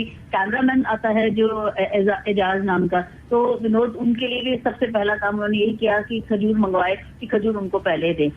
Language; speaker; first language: Hindi; non-native, local second language; Tamil